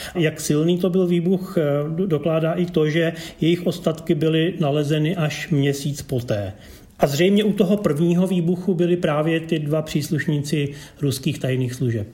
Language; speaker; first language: Czech; native; Czech